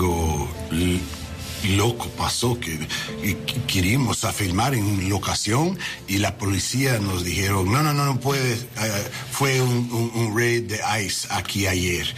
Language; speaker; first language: Spanish; non-native, learner; English